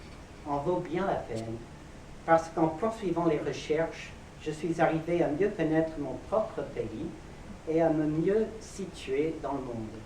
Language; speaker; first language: French; non-native, fluent; English